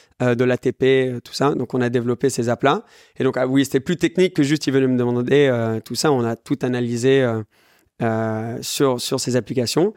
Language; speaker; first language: French; early bilingual, other home language; English